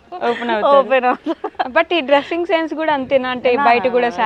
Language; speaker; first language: Telugu; native; Telugu